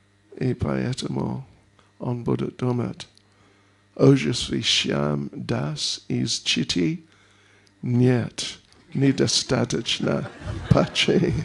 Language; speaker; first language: Russian; non-native, learner; English